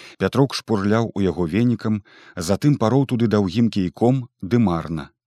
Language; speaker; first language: Belarusian; native; Belarusian